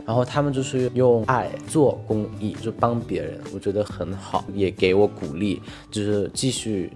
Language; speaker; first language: Chinese; non-native, fluent; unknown